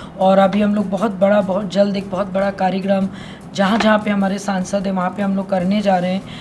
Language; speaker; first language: Hindi; non-native, local second language; Bangla